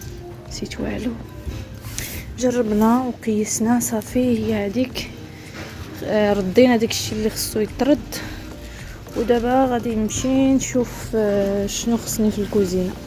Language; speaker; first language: Arabic; native; Arabic